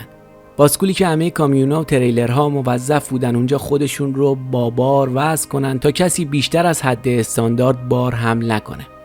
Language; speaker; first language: Persian; native; Persian